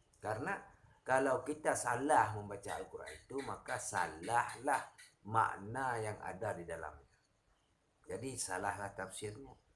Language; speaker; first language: Indonesian; native; Indonesian